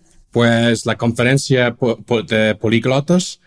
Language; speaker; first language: Spanish; non-native, fluent; English